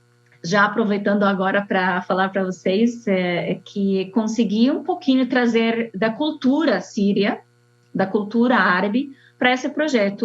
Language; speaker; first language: Portuguese; non-native, fluent; Arabic